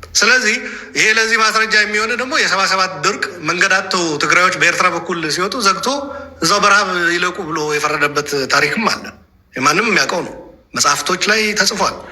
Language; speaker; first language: Amharic; non-native, local second language; Tigrinya